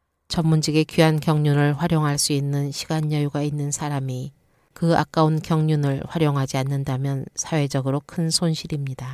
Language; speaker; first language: Korean; native; Korean